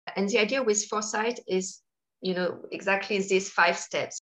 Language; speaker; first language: English; non-native, fluent; French